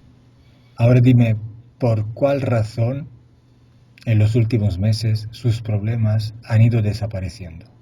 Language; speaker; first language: Spanish; non-native, fluent; Italian